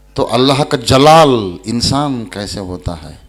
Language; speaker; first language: Hindi; non-native, local second language; Telugu